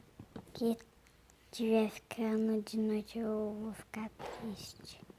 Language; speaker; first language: Portuguese; native; Portuguese